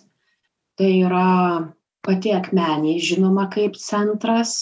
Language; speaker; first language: Lithuanian; native; Lithuanian